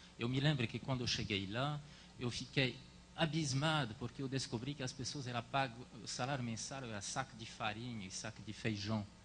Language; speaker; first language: Portuguese; non-native, fluent; French